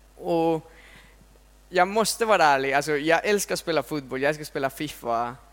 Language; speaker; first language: Swedish; non-native, fluent; Spanish